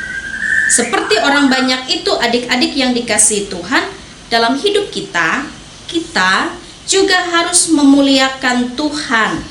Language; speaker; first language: Indonesian; native; Indonesian